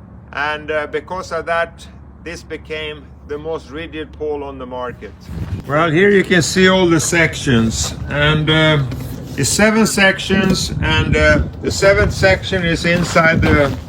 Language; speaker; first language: English; non-native, fluent; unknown